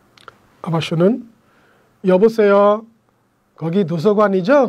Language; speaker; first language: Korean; non-native, fluent; Bangla